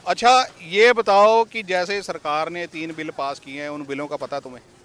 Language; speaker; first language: Hindi; non-native, local second language; Punjabi